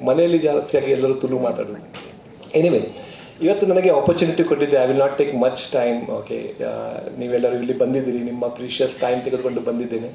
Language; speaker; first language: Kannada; non-native, local second language; Tulu